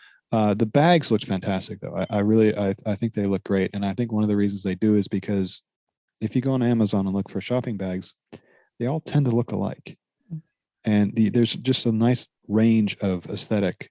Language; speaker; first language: English; native; English